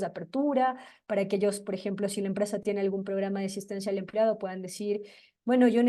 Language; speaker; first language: Spanish; native; Spanish